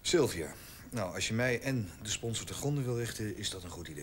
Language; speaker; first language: Dutch; native; Dutch